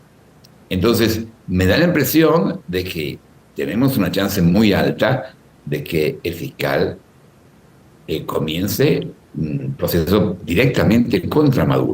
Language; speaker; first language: Spanish; native; Spanish